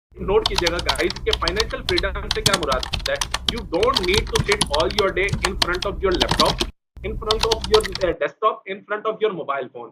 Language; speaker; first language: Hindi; native; Hindi